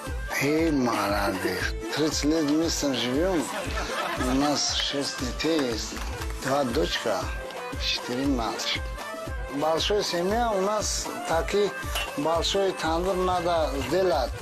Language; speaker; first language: Russian; non-native, learner; Tajik